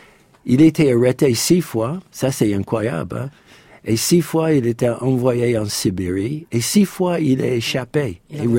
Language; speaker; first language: French; non-native, fluent; English